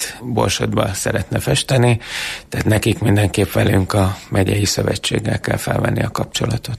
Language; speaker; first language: Hungarian; native; Hungarian